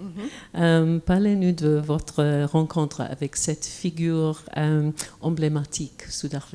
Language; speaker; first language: French; non-native, fluent; English